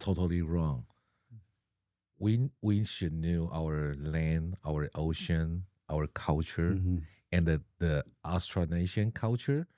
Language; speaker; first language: English; non-native, learner; Chinese